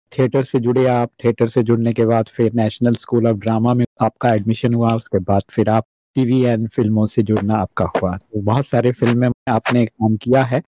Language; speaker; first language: Hindi; native; Hindi